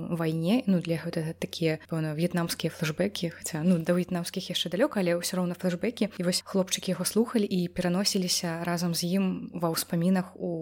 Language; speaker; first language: Belarusian; non-native, local second language; Russian